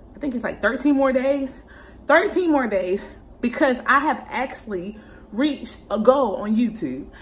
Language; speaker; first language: English; native; English